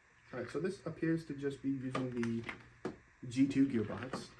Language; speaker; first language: English; native; English